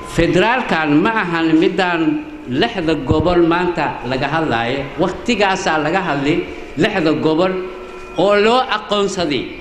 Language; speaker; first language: Somali; native; Somali